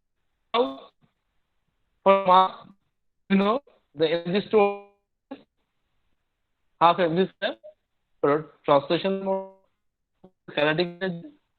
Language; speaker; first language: English; non-native, local second language; Bangla